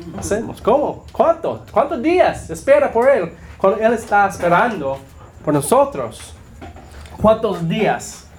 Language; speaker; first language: Spanish; non-native, learner; English